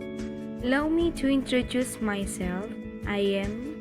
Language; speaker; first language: English; non-native, fluent; Indonesian